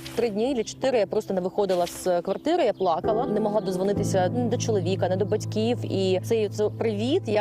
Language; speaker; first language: Ukrainian; native; Ukrainian